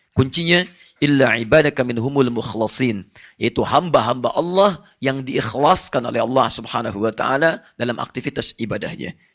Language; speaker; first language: Indonesian; non-native, fluent; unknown